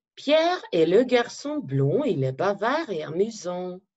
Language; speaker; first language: French; non-native, fluent; Macedonian